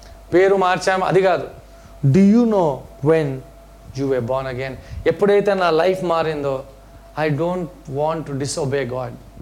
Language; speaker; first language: English; non-native, local second language; Telugu